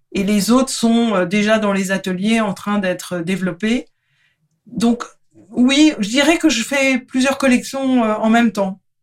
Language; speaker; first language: French; native; French